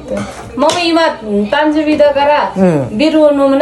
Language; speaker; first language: Japanese; non-native, learner; Nepali